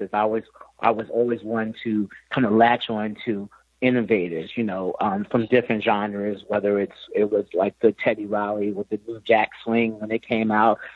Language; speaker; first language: English; native; English